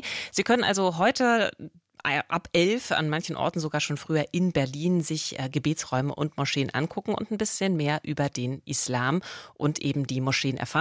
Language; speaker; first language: German; native; German